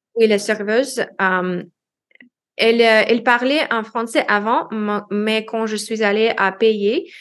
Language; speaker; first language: French; non-native, learner; Russian